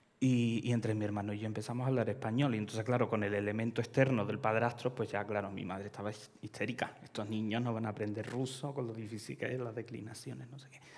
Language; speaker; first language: Spanish; early bilingual, other home language; Ukrainian